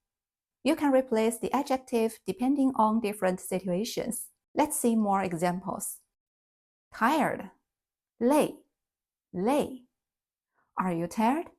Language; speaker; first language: English; non-native, fluent; Chinese